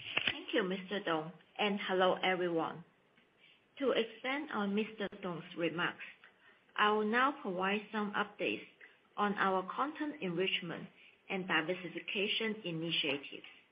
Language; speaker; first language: English; non-native, fluent; Chinese